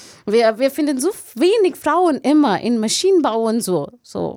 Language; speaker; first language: German; non-native, learner; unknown